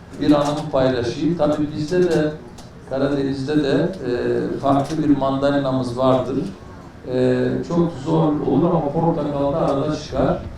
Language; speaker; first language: Turkish; native; Turkish